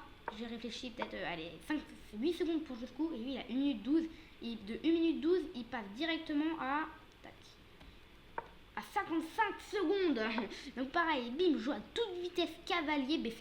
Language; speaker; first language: French; native; French